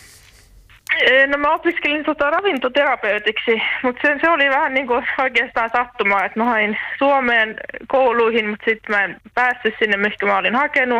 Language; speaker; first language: Finnish; native; Finnish